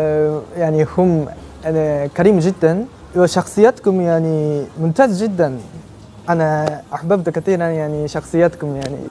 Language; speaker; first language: Arabic; non-native, learner; Japanese